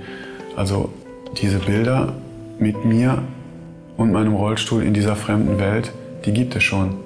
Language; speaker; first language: German; native; German